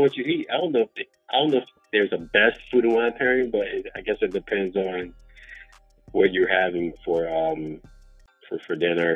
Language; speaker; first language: English; native; English